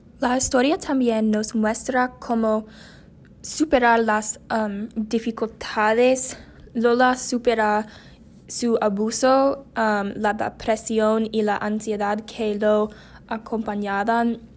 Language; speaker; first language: Spanish; non-native, learner; English